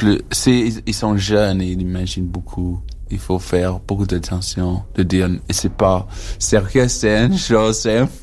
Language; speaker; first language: French; non-native, learner; English